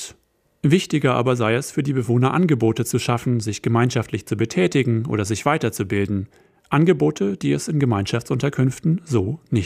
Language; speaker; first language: German; native; German